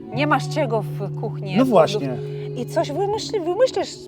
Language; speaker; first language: Polish; non-native, learner; Romanian